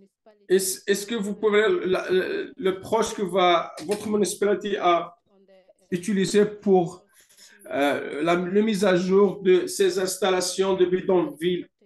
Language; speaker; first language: French; non-native, fluent; English